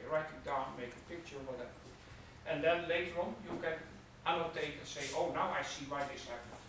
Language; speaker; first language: English; non-native, fluent; Dutch